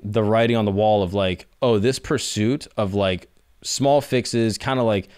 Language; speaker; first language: English; native; English